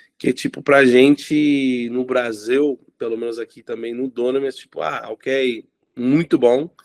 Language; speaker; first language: Portuguese; non-native, fluent; English